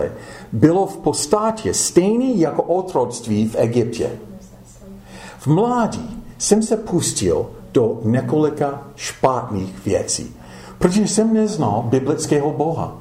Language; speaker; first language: Czech; non-native, fluent; English